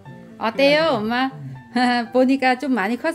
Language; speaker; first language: Korean; non-native, learner; Vietnamese